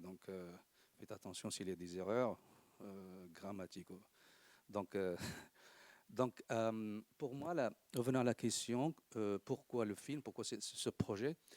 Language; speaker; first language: French; non-native, local second language; Arabic